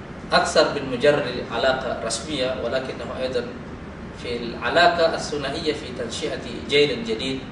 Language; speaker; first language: Arabic; non-native, fluent; Indonesian